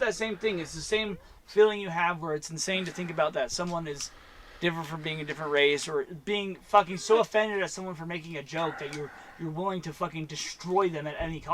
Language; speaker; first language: English; native; English